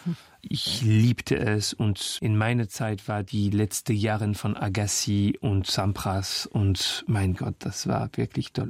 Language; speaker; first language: German; non-native, fluent; French